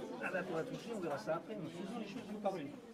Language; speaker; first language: French; native; French